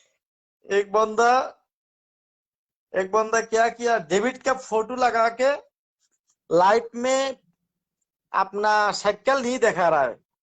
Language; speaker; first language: Hindi; non-native, learner; Bangla